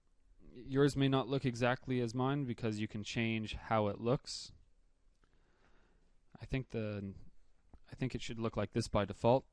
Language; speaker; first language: English; native; English